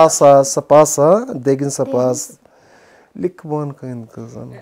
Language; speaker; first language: Armenian; non-native, learner; Hindi